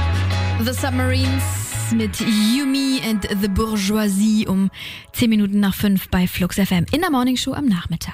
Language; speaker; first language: German; native; German